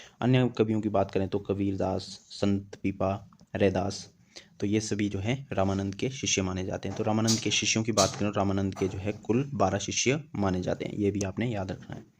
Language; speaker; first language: Hindi; native; Hindi